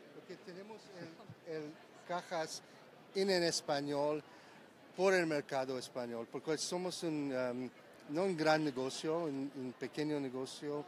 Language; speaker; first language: Spanish; non-native, learner; English